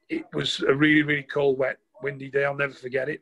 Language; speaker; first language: English; native; English